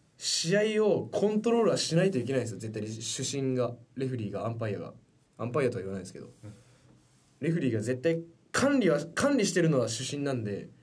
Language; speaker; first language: Japanese; native; Japanese